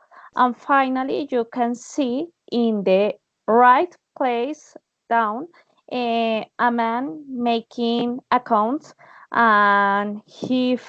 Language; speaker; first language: English; non-native, learner; Spanish